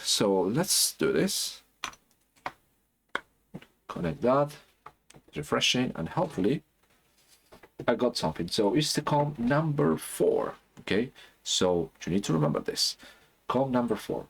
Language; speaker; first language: English; non-native, fluent; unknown